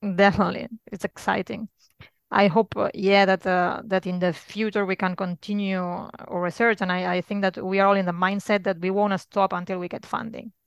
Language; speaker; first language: English; non-native, fluent; Catalan